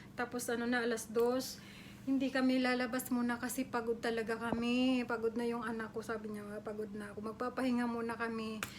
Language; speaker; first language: Filipino; native; Filipino